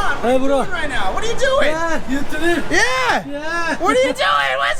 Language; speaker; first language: English; non-native, learner; Turkish